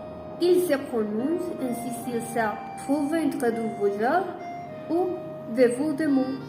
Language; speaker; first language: French; non-native, learner; Spanish